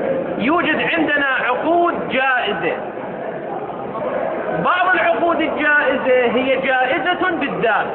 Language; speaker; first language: Arabic; native; Arabic